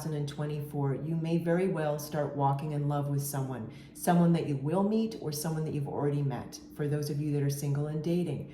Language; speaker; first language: English; native; English